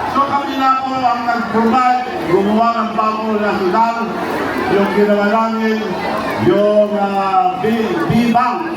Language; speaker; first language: Filipino; non-native, local second language; Iloko